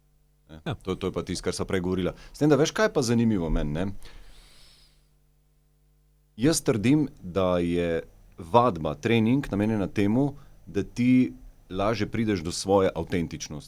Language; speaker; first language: Slovenian; native; Slovenian